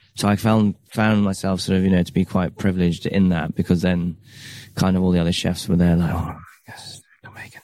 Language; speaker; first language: English; native; English